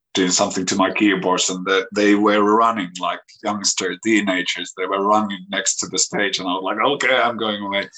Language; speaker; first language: English; non-native, fluent; Finnish